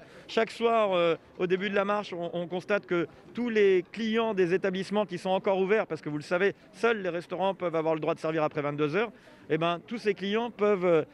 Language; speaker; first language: French; native; French